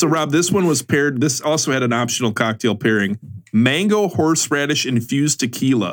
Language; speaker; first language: English; native; English